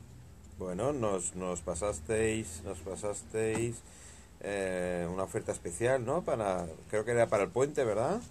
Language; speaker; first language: Spanish; native; Spanish